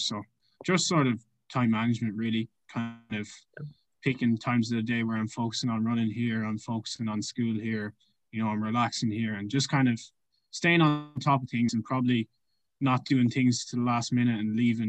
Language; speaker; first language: English; native; English